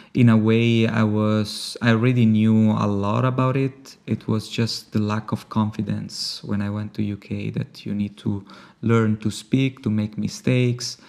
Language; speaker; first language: English; non-native, fluent; Italian